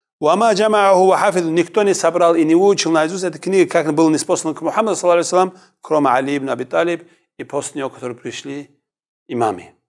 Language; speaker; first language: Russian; non-native, local second language; Kumyk